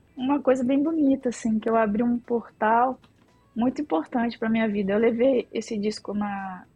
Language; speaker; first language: Portuguese; native; Portuguese